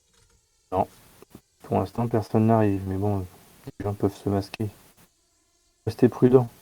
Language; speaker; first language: French; native; French